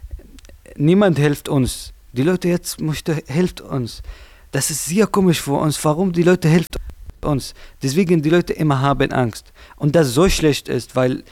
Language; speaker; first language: German; non-native, learner; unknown